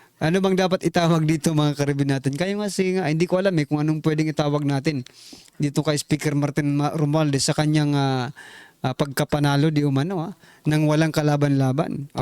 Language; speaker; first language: Filipino; native; Filipino